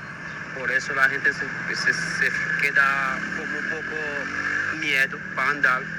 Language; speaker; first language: Spanish; non-native, learner; Haitian Creole